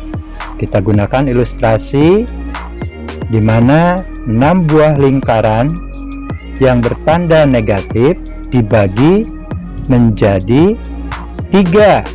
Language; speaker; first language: Indonesian; native; Indonesian